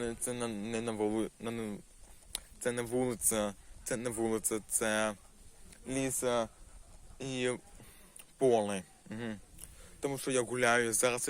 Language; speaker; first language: Ukrainian; non-native, local second language; Russian